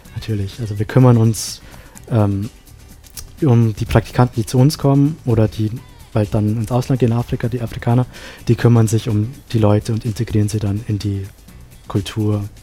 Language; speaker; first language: German; non-native, fluent; Sinhala